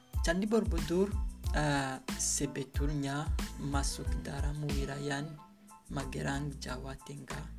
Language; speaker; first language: Indonesian; non-native, learner; Kinyarwanda